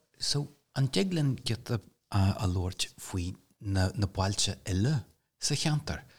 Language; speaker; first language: Irish; non-native, local second language; English